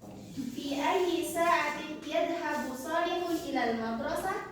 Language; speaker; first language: Arabic; non-native, learner; Indonesian